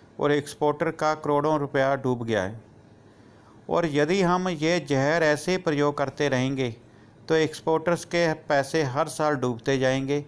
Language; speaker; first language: Hindi; non-native, local second language; Punjabi